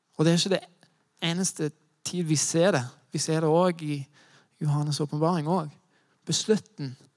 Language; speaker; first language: Norwegian; non-native, fluent; English